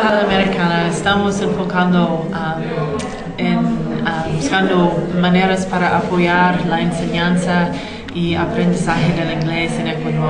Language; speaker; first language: Spanish; non-native, fluent; English